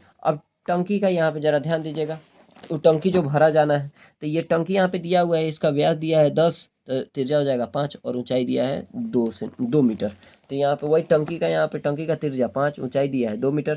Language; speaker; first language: Hindi; native; Hindi